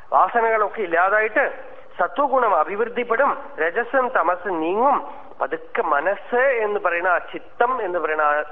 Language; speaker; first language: Malayalam; non-native, local second language; Tamil